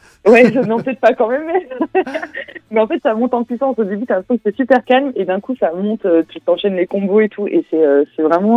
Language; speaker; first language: French; native; French